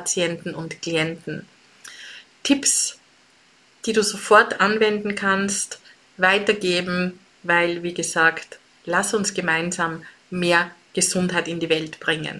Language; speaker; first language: German; native; German